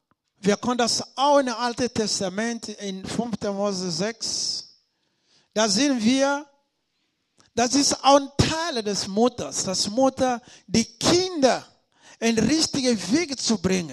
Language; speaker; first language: German; non-native, learner; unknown